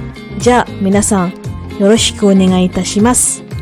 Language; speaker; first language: Japanese; non-native, learner; Malay